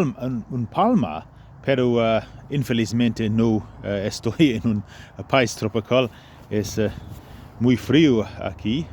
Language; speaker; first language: Spanish; non-native, fluent; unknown